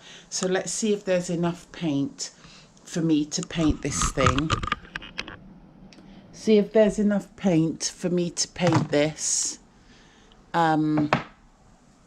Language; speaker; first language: English; native; English